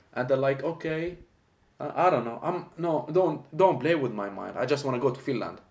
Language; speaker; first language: English; non-native, fluent; Arabic